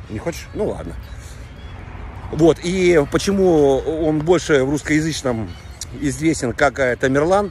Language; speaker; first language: Russian; native; Russian